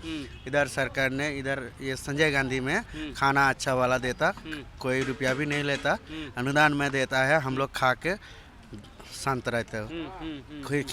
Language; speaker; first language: Hindi; non-native, local second language; Bangla